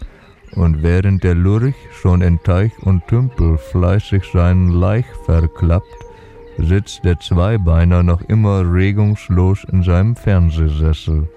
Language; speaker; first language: German; native; German